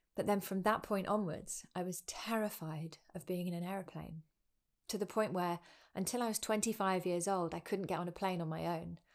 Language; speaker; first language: English; native; English